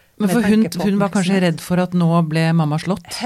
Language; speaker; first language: Norwegian; native; Norwegian